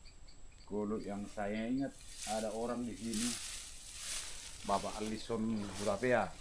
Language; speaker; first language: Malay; non-native, local second language; Batak Toba